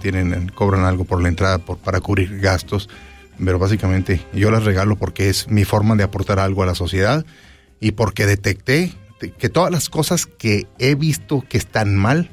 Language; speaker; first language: Spanish; native; Spanish